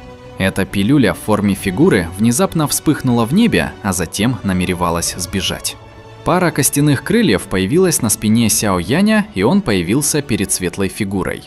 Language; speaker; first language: Russian; native; Russian